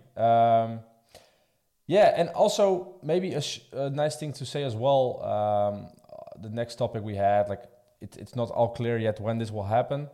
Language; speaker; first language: English; non-native, fluent; Dutch